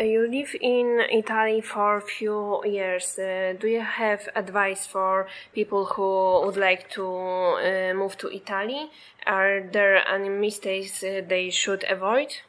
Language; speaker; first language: English; non-native, fluent; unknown